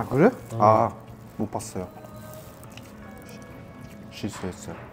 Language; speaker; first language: Korean; non-native, learner; Russian